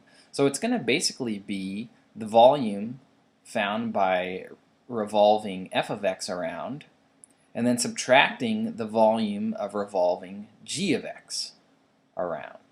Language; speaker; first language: English; native; English